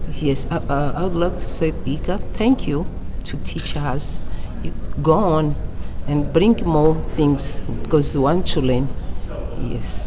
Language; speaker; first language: English; non-native, learner; Portuguese